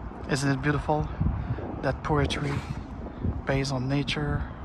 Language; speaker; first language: English; non-native, fluent; French